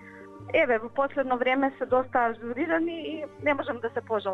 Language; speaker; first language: Macedonian; native; Macedonian